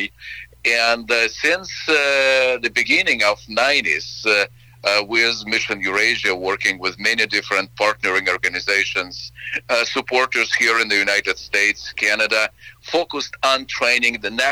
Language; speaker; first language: English; non-native, fluent; Ukrainian